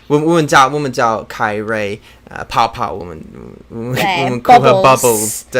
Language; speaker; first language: Chinese; non-native, learner; English